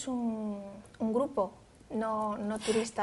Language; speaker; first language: Spanish; native; Spanish